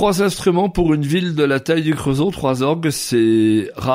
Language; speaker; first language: French; native; French